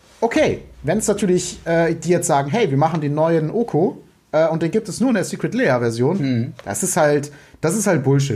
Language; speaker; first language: German; native; German